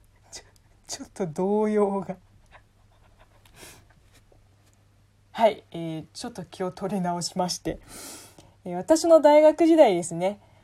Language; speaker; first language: Japanese; non-native, fluent; Chinese